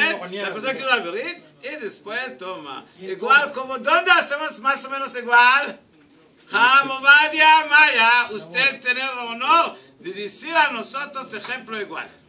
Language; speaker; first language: Spanish; non-native, learner; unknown